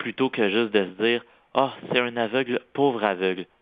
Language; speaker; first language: French; native; French